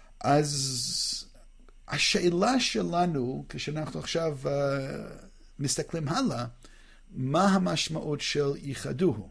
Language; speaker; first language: Hebrew; non-native, fluent; English